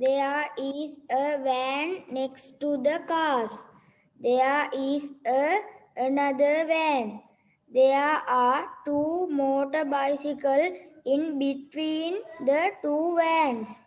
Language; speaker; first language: English; non-native, learner; Sinhala